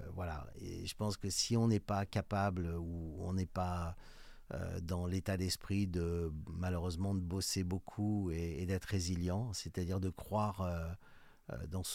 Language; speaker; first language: French; native; French